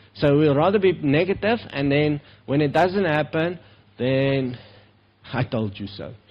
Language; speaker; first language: English; non-native, local second language; Afrikaans